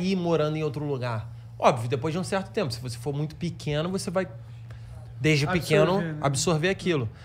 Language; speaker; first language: Portuguese; native; Portuguese